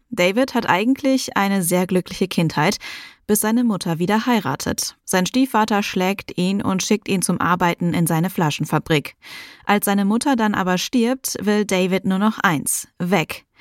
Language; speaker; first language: German; native; German